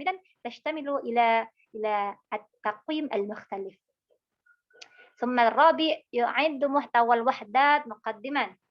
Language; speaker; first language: Arabic; non-native, learner; Indonesian